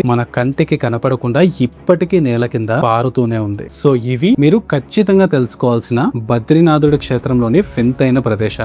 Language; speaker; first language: Telugu; native; Telugu